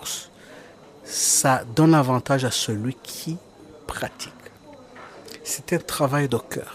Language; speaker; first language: French; non-native, local second language; Kinyarwanda